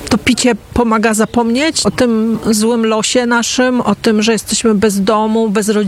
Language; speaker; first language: Polish; native; Polish